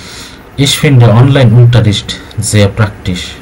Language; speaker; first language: German; non-native, fluent; Bangla